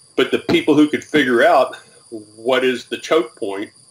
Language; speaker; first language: English; native; English